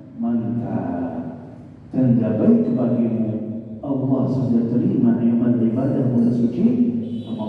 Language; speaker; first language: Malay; non-native, fluent; Arabic